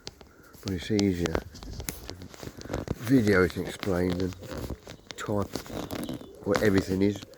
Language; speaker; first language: English; native; English